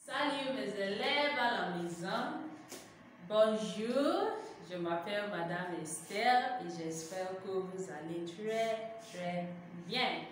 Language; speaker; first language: French; non-native, fluent; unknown